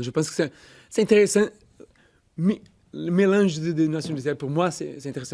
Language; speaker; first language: French; non-native, fluent; Portuguese